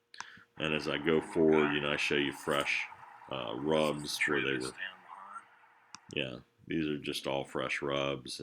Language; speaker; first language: English; native; English